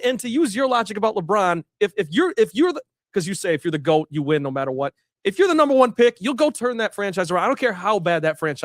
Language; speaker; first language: English; native; English